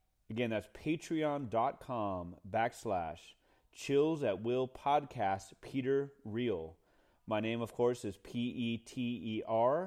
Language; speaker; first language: English; native; English